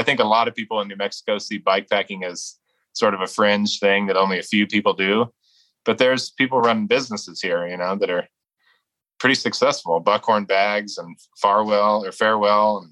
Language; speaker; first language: English; native; English